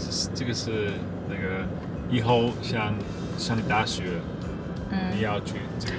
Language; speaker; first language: Chinese; non-native, learner; German